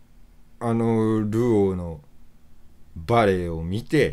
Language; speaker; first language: Japanese; native; Japanese